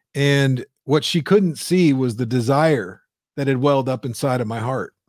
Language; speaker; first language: English; native; English